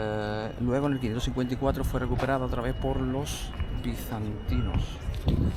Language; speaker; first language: Spanish; native; Spanish